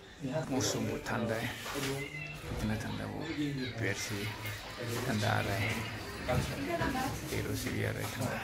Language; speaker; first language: Hindi; non-native, local second language; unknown